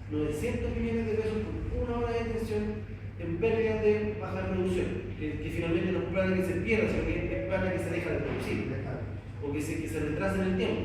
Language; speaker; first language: Spanish; native; Spanish